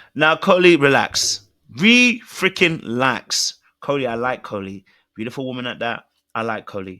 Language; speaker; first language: English; native; English